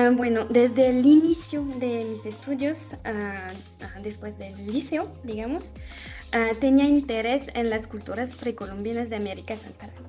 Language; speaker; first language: Spanish; non-native, fluent; French